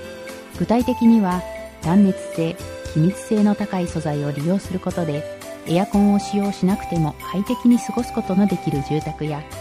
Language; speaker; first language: Japanese; native; Japanese